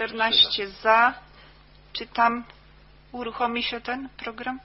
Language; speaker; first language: Polish; native; Polish